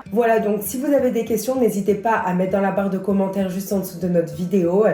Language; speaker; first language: French; native; French